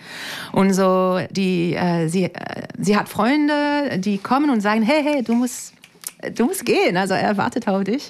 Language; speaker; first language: German; non-native, fluent; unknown